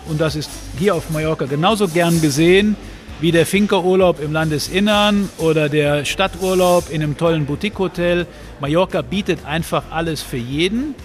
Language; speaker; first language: German; native; German